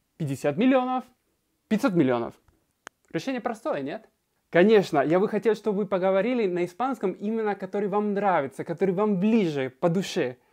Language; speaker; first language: Russian; non-native, fluent; Spanish